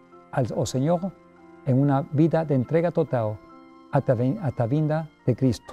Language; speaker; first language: Portuguese; non-native, learner; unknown